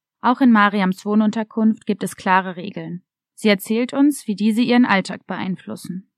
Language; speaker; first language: German; native; German